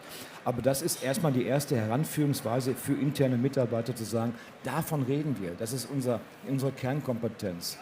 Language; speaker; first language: German; native; German